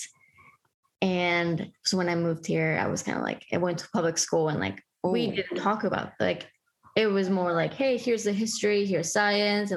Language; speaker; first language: English; early bilingual, other home language; Spanish